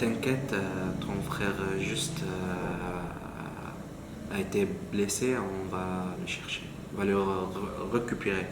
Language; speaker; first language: French; non-native, learner; Arabic